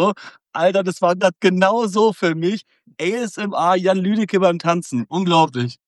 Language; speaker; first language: German; native; German